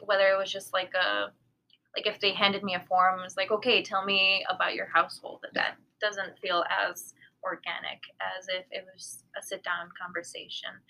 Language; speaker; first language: English; early bilingual, other home language; Spanish